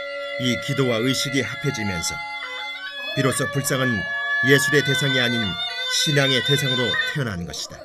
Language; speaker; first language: Korean; native; Korean